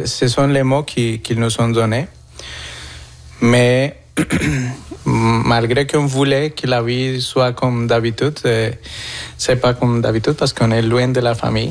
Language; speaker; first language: French; non-native, fluent; Spanish